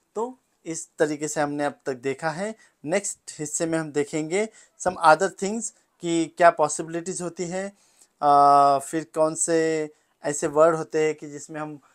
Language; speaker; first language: Hindi; non-native, local second language; Marathi